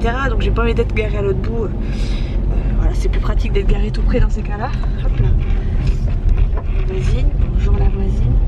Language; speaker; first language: French; native; French